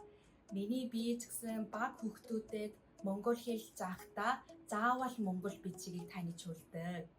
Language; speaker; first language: Mongolian; non-native, fluent; Korean